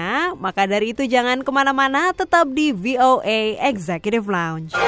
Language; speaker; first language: Indonesian; native; Indonesian